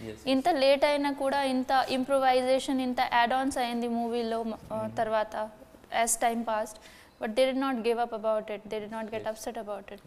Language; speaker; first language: Telugu; non-native, fluent; Hindi